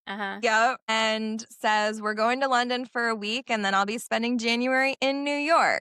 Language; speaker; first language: English; native; English